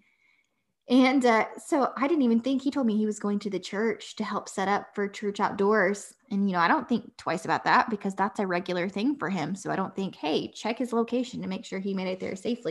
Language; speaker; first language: English; native; English